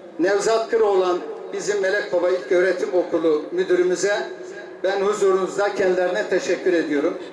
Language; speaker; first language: Turkish; native; Turkish